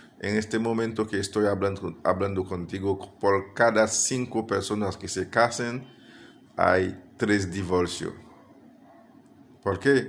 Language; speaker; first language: Spanish; non-native, fluent; Haitian Creole